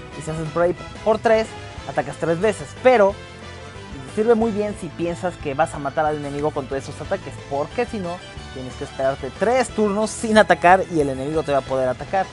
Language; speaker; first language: Spanish; native; Spanish